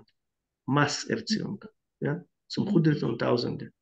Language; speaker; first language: German; non-native, fluent; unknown